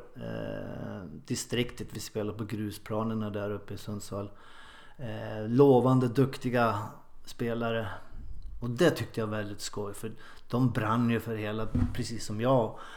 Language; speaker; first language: Swedish; native; Swedish